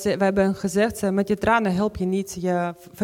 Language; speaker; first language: Dutch; non-native, fluent; Ukrainian